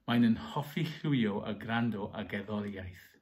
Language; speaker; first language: Welsh; non-native, learner; English